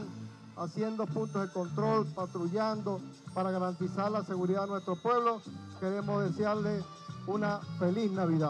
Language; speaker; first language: Spanish; native; Spanish